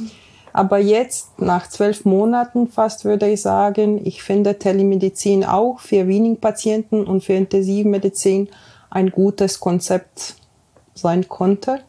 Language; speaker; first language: German; non-native, fluent; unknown